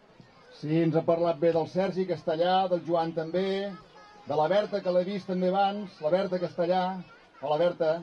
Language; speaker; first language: Catalan; native; Catalan